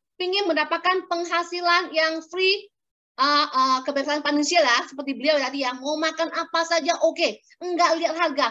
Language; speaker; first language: Indonesian; native; Indonesian